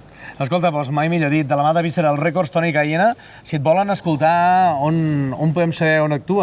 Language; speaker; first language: Catalan; native; Catalan